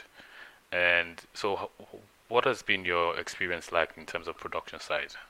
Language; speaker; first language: English; non-native, local second language; Yoruba